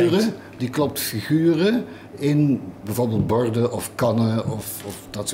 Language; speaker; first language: Dutch; native; Dutch